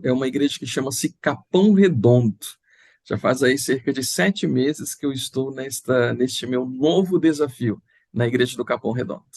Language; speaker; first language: Portuguese; native; Portuguese